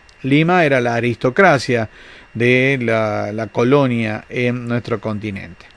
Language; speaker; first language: Spanish; native; Spanish